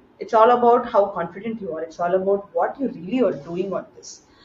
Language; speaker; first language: English; non-native, local second language; Tamil